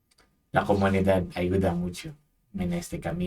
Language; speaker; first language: Spanish; non-native, fluent; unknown